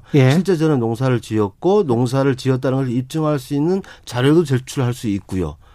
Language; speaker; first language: Korean; native; Korean